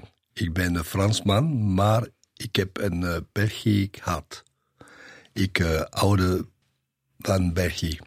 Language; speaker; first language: Dutch; non-native, learner; French